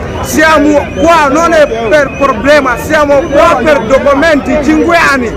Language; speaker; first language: Italian; non-native, learner; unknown